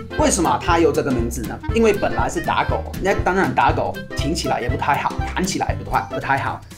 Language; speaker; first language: Chinese; non-native, fluent; English